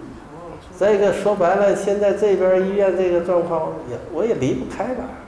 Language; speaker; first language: Chinese; native; Chinese